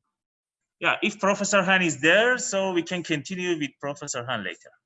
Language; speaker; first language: English; non-native, fluent; Chinese